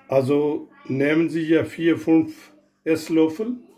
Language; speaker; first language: German; non-native, learner; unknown